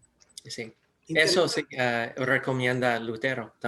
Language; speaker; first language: Spanish; non-native, fluent; English